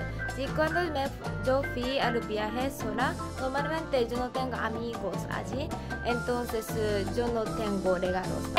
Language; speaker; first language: Spanish; non-native, learner; Japanese